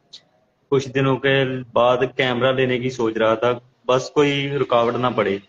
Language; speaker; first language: Hindi; native; Hindi